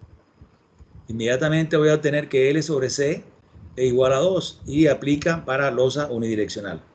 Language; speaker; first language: Spanish; native; Spanish